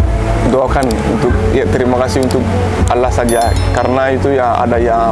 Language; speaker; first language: Indonesian; non-native, learner; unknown